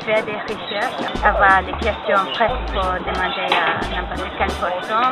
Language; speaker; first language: French; non-native, learner; English